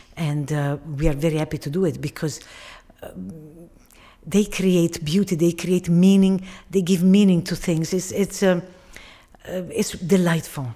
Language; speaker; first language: English; non-native, fluent; Italian